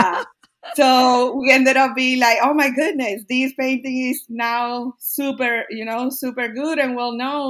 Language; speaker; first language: English; non-native, fluent; Spanish